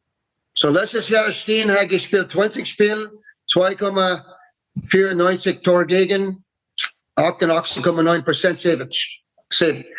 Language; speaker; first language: German; non-native, learner; English